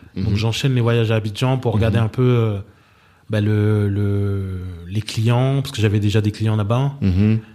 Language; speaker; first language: French; native; French